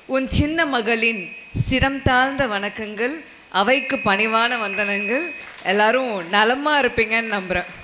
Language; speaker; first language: Tamil; non-native, local second language; Telugu